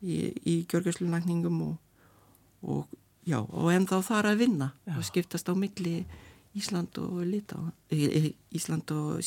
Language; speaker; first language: Icelandic; non-native, fluent; Lithuanian